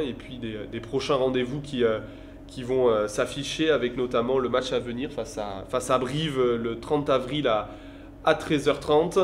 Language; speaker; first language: French; native; French